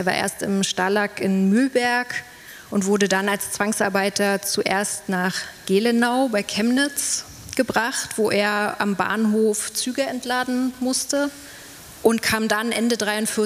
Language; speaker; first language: German; native; German